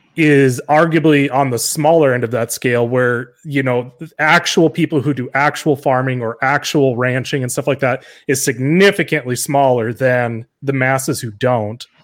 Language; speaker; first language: English; native; English